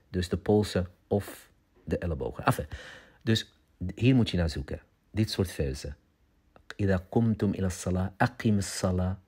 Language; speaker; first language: Dutch; early bilingual, other home language; Arabic